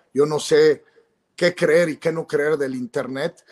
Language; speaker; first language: Spanish; native; Spanish